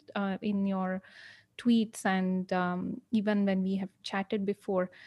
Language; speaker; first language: English; non-native, local second language; Kannada